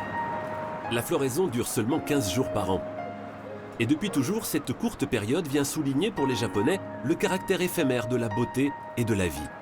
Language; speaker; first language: French; native; French